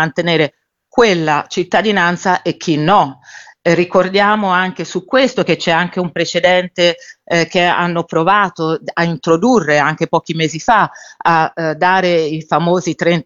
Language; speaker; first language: Italian; native; Italian